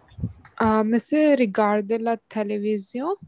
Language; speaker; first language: French; non-native, learner; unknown